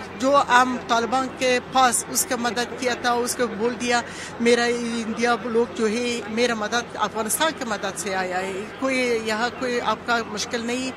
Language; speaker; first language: Hindi; non-native, learner; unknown